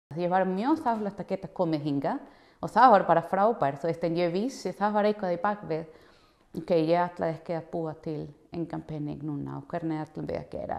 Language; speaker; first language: Icelandic; non-native, fluent; Spanish